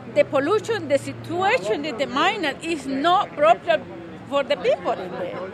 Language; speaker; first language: English; non-native, learner; Spanish